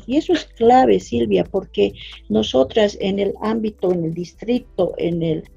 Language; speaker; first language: Spanish; native; Spanish